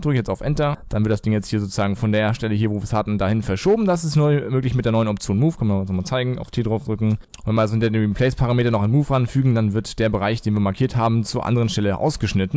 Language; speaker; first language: German; native; German